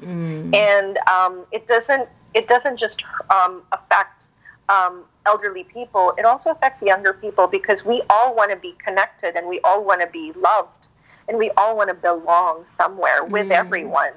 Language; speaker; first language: English; non-native, local second language; Filipino